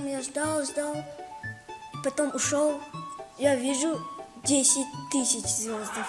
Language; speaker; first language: Russian; non-native, learner; Tajik